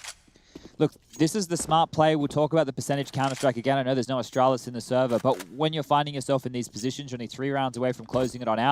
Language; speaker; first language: English; native; English